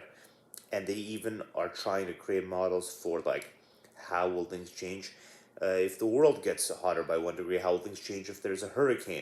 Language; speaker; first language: English; native; English